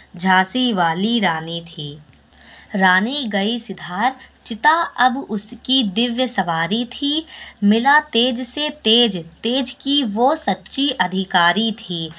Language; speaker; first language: Hindi; native; Hindi